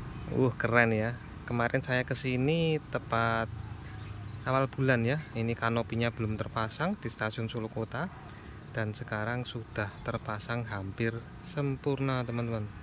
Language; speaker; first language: Indonesian; native; Indonesian